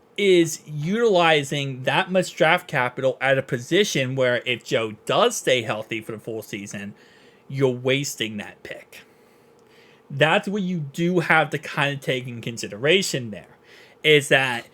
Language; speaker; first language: English; native; English